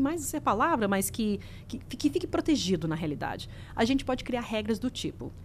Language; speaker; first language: Portuguese; early bilingual, heritage; English